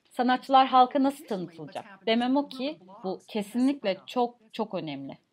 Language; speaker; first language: Turkish; native; Turkish